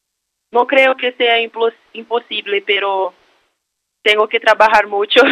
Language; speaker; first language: Spanish; non-native, learner; Portuguese